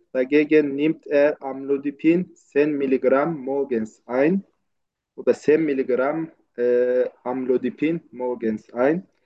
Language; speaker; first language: German; non-native, learner; Turkish